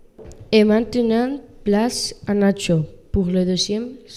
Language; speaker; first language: French; non-native, learner; Spanish